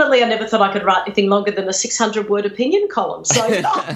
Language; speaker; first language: English; native; English